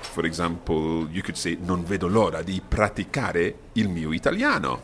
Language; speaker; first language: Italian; non-native, fluent; English